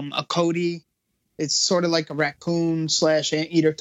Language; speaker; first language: English; native; English